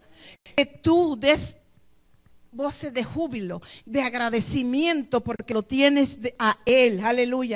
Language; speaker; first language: Spanish; native; Spanish